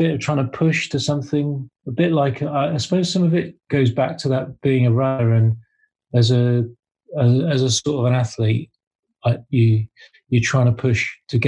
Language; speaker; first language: English; native; English